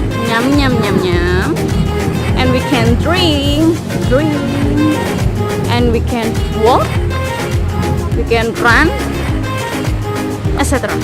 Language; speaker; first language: English; non-native, learner; Indonesian